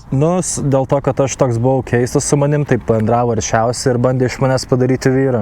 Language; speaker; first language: Lithuanian; non-native, local second language; Russian